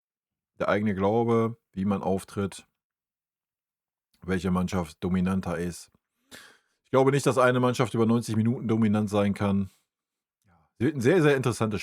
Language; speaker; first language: German; native; German